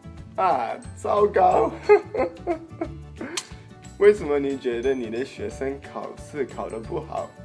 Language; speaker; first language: Chinese; non-native, learner; English